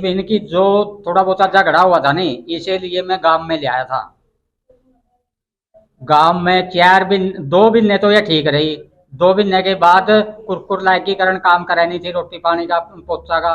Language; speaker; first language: Hindi; non-native, local second language; Haryanvi